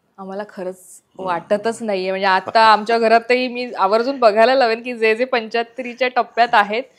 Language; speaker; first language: Marathi; native; Marathi